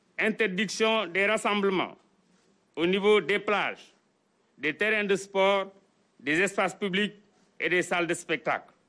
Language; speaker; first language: French; non-native, local second language; Wolof